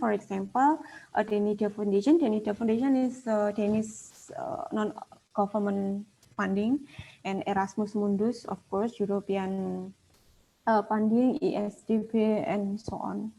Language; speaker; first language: English; non-native, fluent; Indonesian